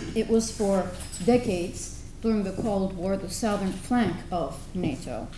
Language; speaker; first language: English; non-native, fluent; Turkish